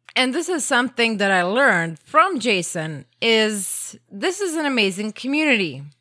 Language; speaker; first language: English; non-native, fluent; Croatian